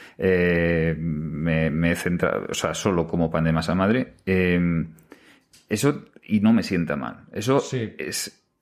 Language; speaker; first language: Spanish; native; Spanish